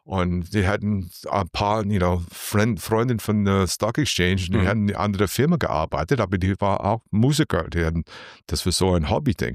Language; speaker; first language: German; non-native, learner; English